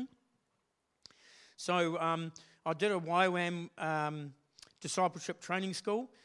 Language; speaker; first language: English; native; English